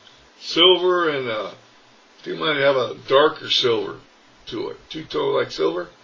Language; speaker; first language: English; native; English